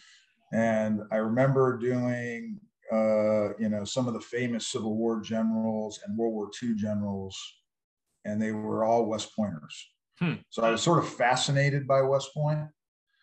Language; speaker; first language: English; native; English